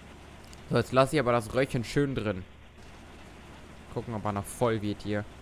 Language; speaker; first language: German; native; German